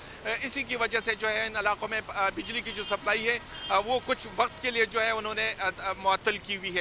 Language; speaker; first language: Urdu; native; Urdu